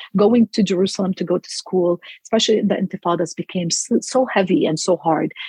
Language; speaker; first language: English; non-native, fluent; Arabic